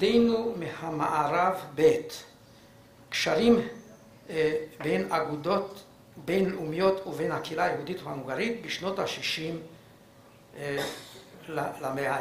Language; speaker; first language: Hebrew; non-native, fluent; Hungarian